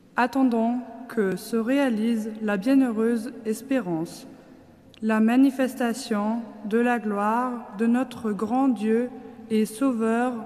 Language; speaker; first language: French; non-native, local second language; Luxembourgish